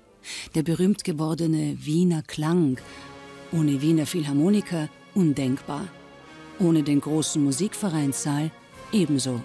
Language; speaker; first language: German; native; German